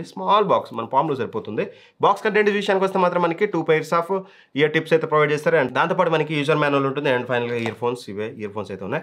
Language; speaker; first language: Telugu; native; Telugu